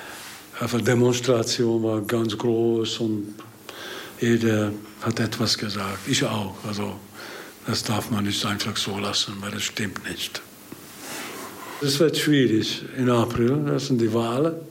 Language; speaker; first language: German; non-native, learner; Hungarian